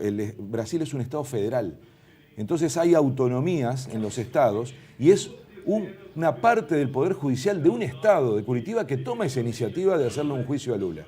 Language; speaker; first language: Spanish; native; Spanish